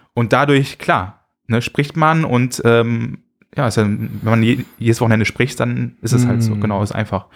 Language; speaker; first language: German; native; German